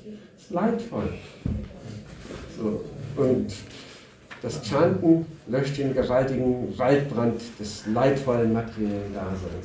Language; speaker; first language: German; native; German